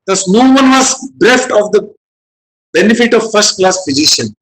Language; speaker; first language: English; non-native, local second language; Hindi